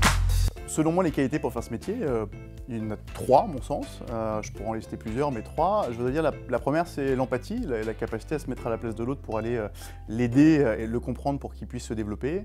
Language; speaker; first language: French; native; French